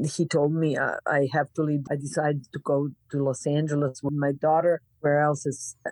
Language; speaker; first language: English; non-native, fluent; Croatian